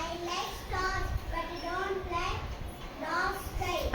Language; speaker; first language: English; non-native, learner; Tamil